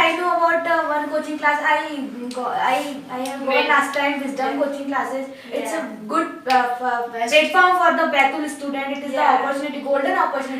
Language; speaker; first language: English; non-native, learner; Hindi